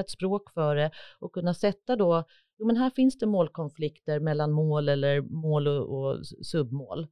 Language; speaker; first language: Swedish; native; Swedish